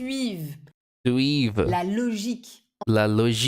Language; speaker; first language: French; non-native, fluent; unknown